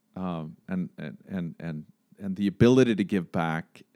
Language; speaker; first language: English; non-native, fluent; Swedish